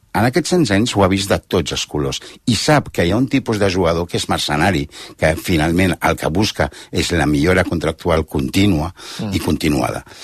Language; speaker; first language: Catalan; native; Catalan